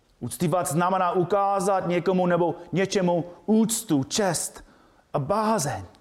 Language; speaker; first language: Czech; non-native, fluent; English